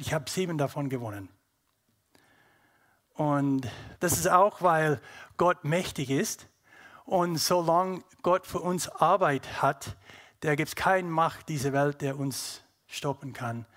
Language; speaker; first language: German; non-native, learner; English